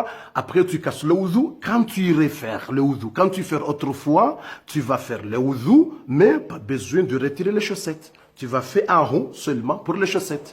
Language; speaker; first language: French; non-native, local second language; Comorian